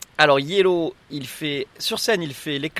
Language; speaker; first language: French; native; French